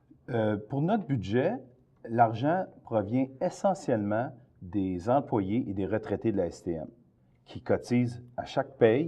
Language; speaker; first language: French; native; French